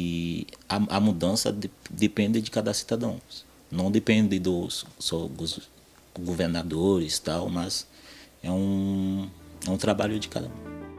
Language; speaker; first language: Portuguese; non-native, fluent; Haitian Creole